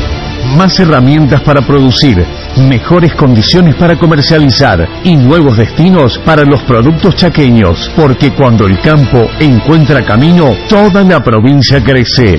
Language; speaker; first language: Spanish; native; Spanish